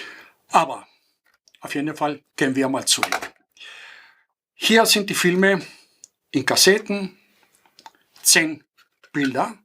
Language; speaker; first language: German; non-native, fluent; Greek